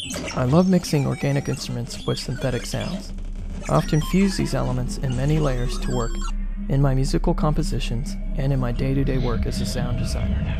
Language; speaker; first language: English; native; English